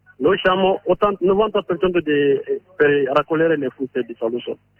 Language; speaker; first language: Italian; non-native, learner; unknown